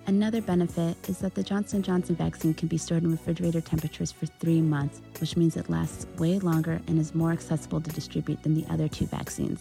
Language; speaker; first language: English; native; English